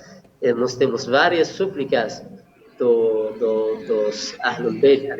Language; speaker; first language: Portuguese; non-native, learner; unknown